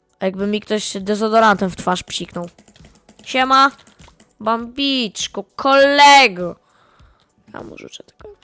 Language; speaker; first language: Polish; native; Polish